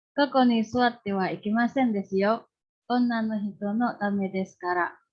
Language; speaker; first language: Japanese; non-native, learner; Indonesian